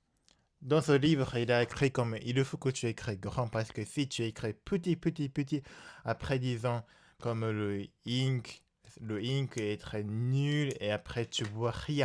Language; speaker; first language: French; non-native, learner; Japanese